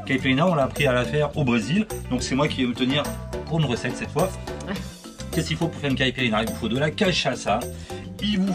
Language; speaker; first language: French; native; French